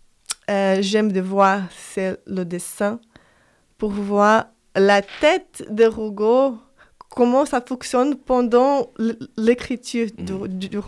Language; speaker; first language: French; non-native, fluent; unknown